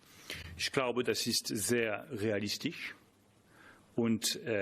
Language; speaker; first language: German; non-native, fluent; French